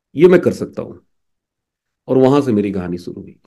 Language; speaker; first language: Hindi; native; Hindi